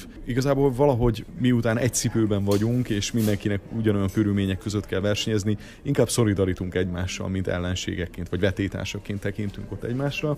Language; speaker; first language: Hungarian; native; Hungarian